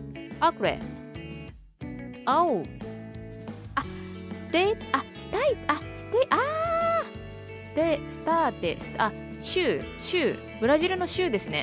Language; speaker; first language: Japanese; native; Japanese